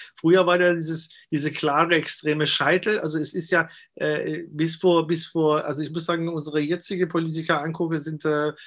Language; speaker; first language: German; non-native, fluent; Persian